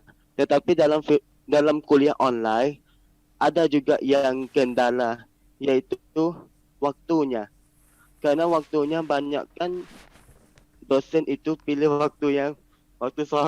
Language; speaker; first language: Indonesian; non-native, learner; Malay